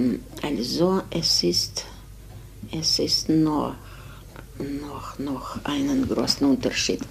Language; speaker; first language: German; non-native, fluent; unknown